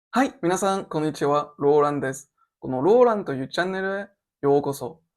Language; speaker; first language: Japanese; non-native, learner; French